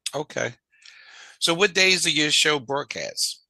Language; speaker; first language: English; native; English